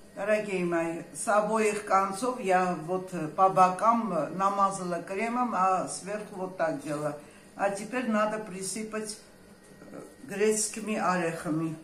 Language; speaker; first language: Russian; non-native, local second language; Armenian